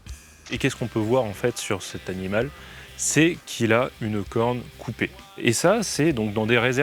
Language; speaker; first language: French; native; French